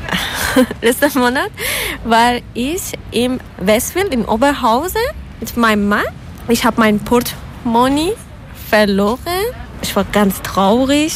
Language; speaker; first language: German; non-native, learner; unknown